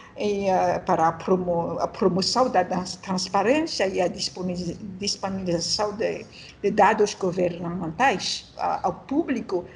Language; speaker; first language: Portuguese; non-native, learner; French